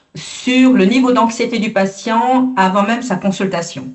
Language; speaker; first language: French; native; French